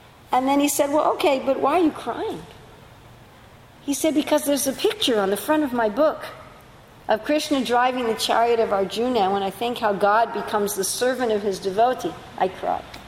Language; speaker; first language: English; native; English